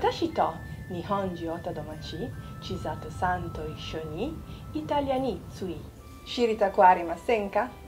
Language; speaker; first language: Japanese; non-native, learner; Italian